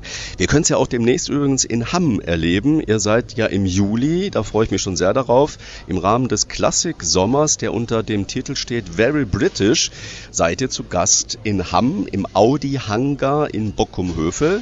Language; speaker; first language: German; native; German